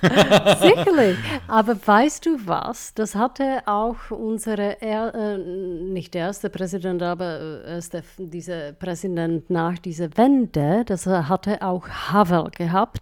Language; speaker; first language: German; non-native, fluent; Czech